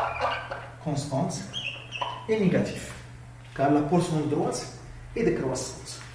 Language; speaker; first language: French; non-native, local second language; Arabic